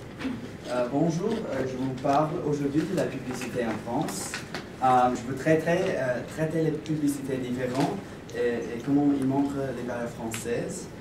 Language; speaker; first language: French; non-native, learner; English